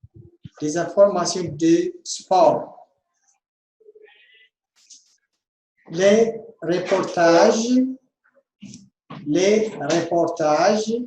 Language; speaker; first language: French; non-native, fluent; Amharic